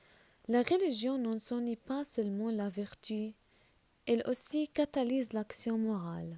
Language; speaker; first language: French; non-native, learner; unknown